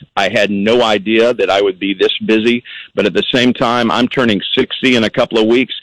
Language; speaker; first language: English; native; English